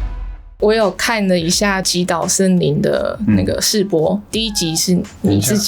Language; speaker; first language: Chinese; native; Chinese